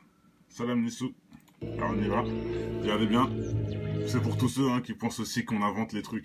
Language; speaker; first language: French; native; French